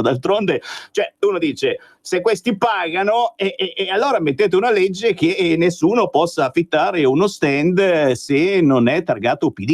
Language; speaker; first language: Italian; native; Italian